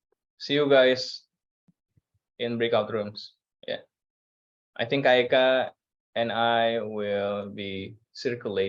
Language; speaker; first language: English; non-native, learner; Indonesian